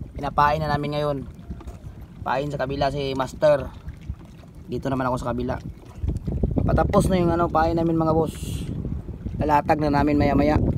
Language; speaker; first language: Filipino; non-native, local second language; Cebuano